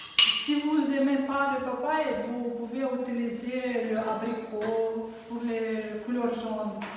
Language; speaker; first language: French; non-native, learner; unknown